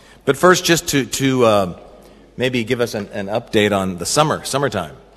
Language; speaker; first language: English; native; English